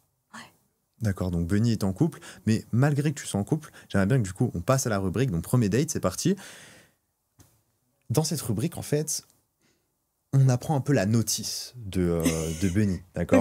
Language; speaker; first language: French; native; French